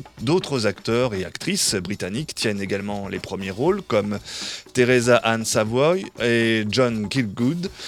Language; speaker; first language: French; native; French